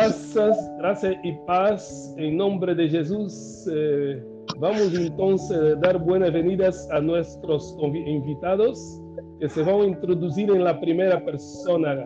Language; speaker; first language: Spanish; non-native, fluent; Portuguese